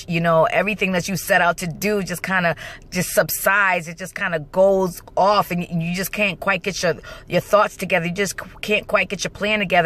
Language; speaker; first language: English; native; English